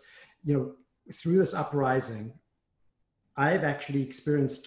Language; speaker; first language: English; native; English